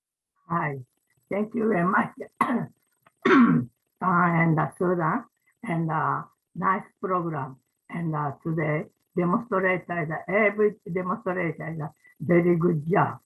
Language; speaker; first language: English; non-native, learner; Japanese